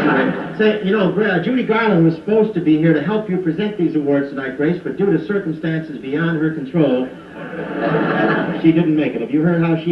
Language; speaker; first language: English; native; English